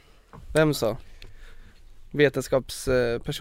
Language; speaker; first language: Swedish; native; Swedish